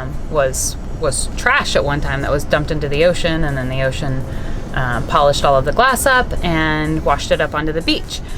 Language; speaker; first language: English; native; English